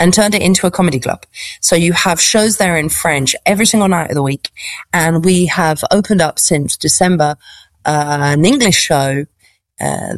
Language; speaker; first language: English; native; English